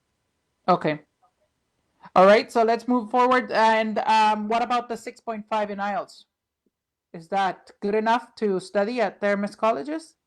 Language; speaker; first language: English; non-native, fluent; Spanish